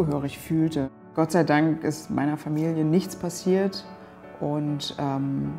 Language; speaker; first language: German; native; German